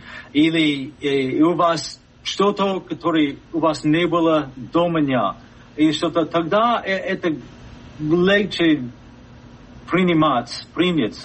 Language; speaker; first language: Russian; non-native, fluent; English